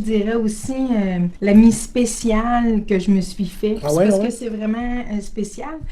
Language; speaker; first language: French; native; French